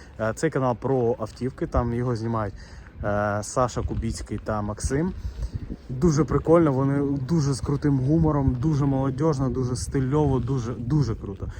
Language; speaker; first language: Ukrainian; non-native, local second language; Russian